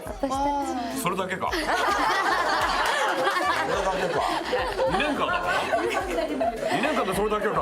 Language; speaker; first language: Japanese; native; Japanese